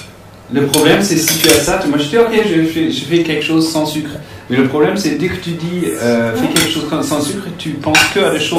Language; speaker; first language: French; non-native, fluent; German